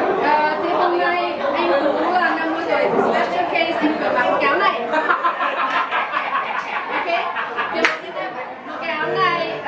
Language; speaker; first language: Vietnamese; early bilingual, heritage; Vietnamese